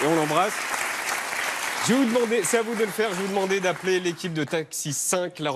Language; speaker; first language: French; native; French